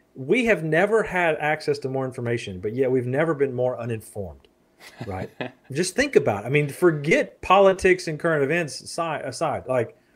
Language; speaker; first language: English; native; English